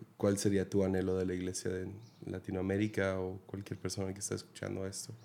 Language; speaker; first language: Spanish; native; Spanish